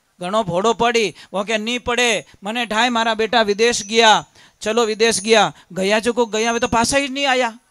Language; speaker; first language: Hindi; native; Hindi